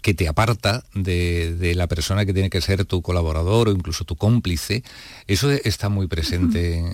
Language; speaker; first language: Spanish; native; Spanish